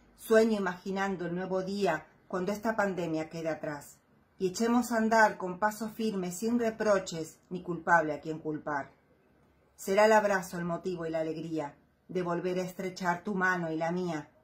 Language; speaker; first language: Spanish; native; Spanish